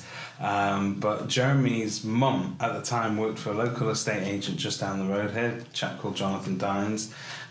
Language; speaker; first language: English; native; English